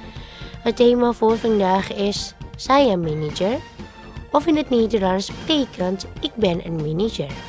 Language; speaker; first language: Dutch; non-native, learner; Indonesian